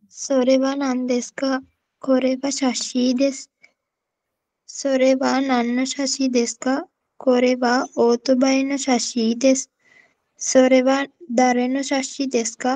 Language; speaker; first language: Japanese; non-native, learner; Sinhala